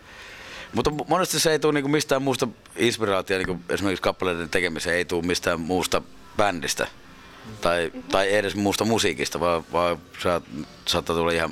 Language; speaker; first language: Finnish; native; Finnish